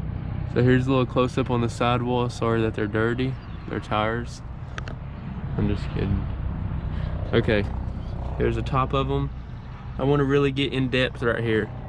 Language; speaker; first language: English; native; English